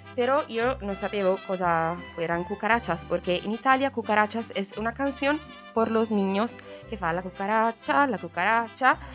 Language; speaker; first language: Spanish; non-native, learner; Italian